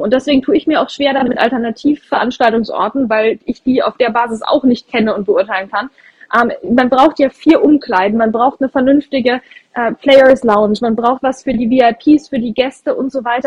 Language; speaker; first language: German; native; German